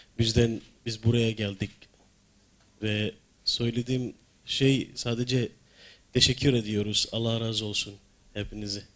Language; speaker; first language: Turkish; native; Turkish